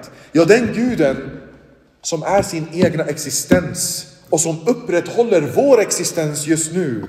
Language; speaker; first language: Swedish; non-native, local second language; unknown